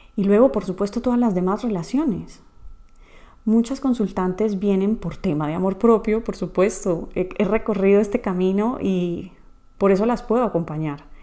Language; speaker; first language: Spanish; native; Spanish